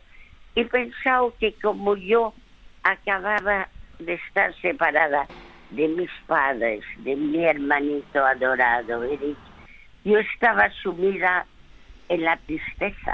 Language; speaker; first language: Spanish; early bilingual, other home language; French